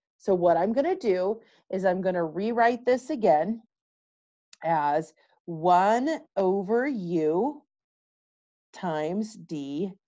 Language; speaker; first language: English; native; English